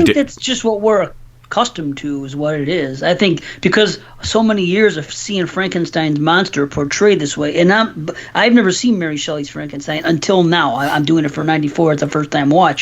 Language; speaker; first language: English; native; English